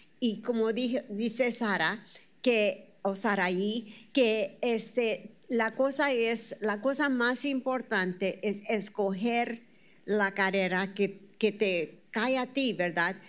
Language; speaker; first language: Spanish; early bilingual, heritage; Spanish